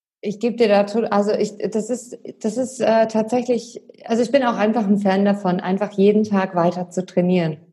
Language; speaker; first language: German; native; German